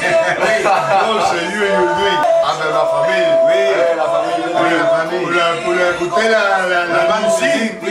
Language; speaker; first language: French; non-native, learner; Spanish